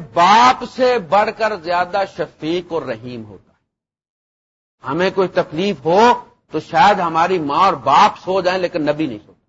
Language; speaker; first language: Urdu; non-native, local second language; Punjabi